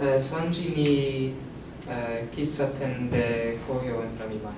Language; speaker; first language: Japanese; non-native, learner; English